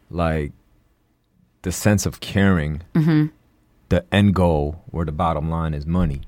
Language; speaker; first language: English; early bilingual, other home language; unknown